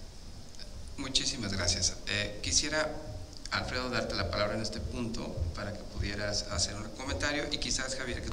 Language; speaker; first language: Spanish; native; Spanish